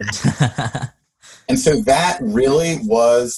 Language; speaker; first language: English; native; English